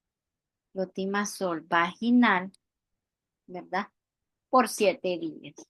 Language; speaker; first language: Spanish; native; Spanish